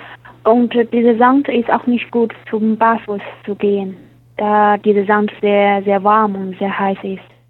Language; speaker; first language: German; non-native, learner; Chinese